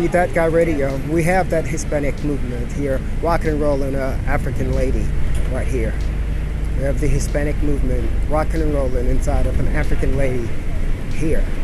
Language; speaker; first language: English; native; English